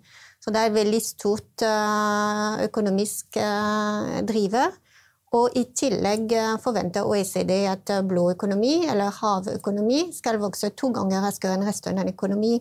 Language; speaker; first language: Norwegian; non-native, fluent; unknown